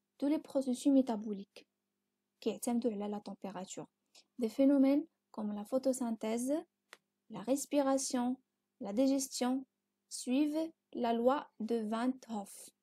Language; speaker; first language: French; non-native, local second language; Arabic